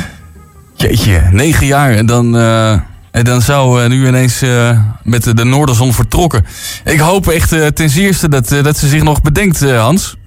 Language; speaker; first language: Dutch; native; Dutch